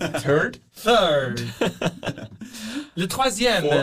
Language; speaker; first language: English; non-native, fluent; Portuguese